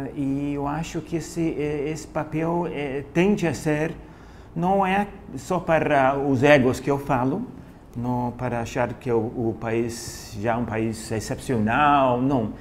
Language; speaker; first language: Portuguese; non-native, fluent; English